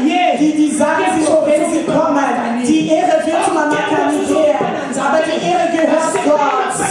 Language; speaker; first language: German; non-native, fluent; French